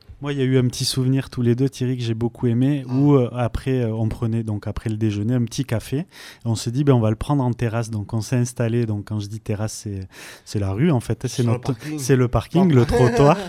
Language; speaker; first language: French; native; French